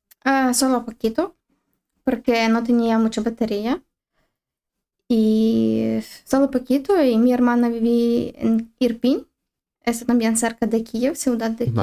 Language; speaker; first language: Spanish; non-native, learner; Ukrainian